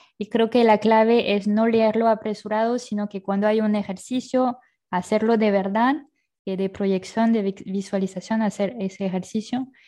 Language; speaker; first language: Spanish; non-native, fluent; French